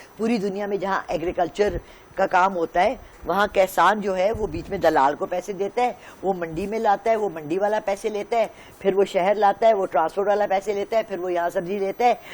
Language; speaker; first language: Urdu; non-native, local second language; Pashto